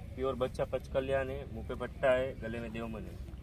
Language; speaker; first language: Hindi; non-native, local second language; Gujarati